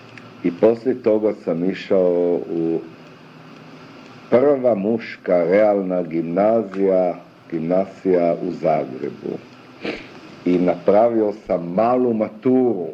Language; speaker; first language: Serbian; early bilingual, other home language; German